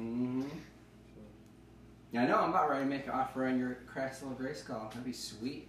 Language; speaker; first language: English; native; English